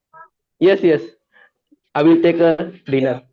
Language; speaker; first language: English; non-native, learner; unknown